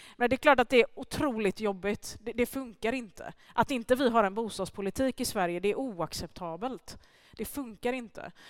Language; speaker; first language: Swedish; early bilingual, other home language; Persian